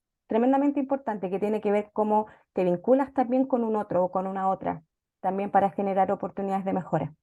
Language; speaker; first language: Spanish; native; Spanish